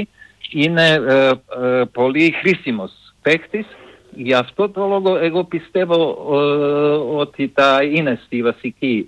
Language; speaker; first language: Greek; non-native, fluent; Serbian